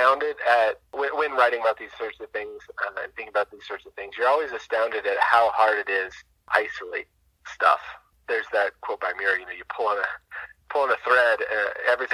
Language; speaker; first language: English; native; English